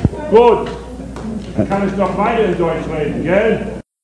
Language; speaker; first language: German; native; German